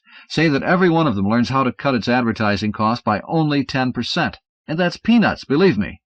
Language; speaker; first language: English; native; English